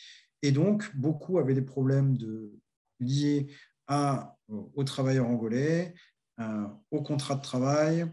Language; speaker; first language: French; native; French